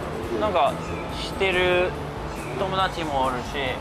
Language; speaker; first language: Japanese; native; Japanese